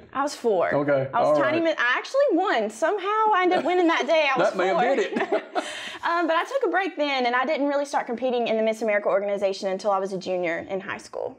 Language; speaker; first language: English; native; English